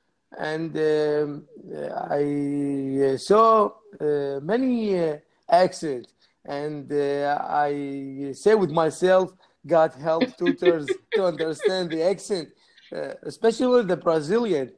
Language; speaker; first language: English; non-native, learner; Arabic